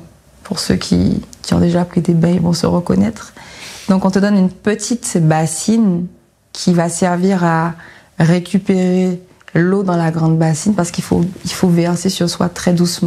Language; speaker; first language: French; native; French